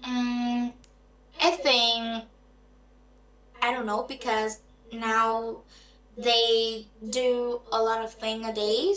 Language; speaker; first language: English; non-native, learner; Vietnamese